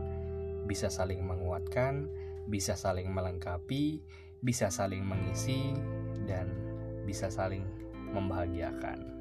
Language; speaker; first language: Indonesian; native; Indonesian